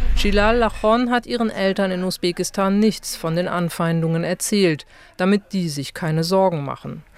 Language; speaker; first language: German; native; German